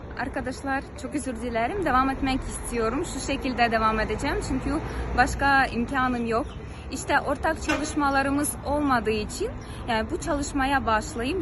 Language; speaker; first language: Turkish; non-native, fluent; Ukrainian